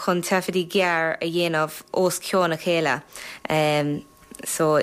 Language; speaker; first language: Irish; non-native, local second language; English